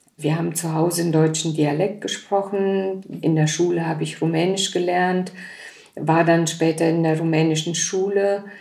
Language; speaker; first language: German; native; German